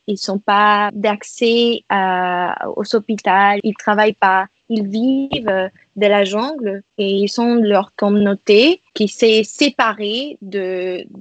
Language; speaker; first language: French; non-native, fluent; Spanish